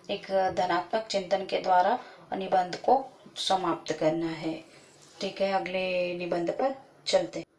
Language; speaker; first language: Hindi; non-native, local second language; Kannada